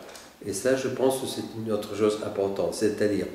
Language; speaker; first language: French; non-native, fluent; Spanish